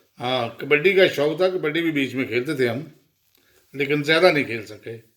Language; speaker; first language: Urdu; non-native, local second language; Punjabi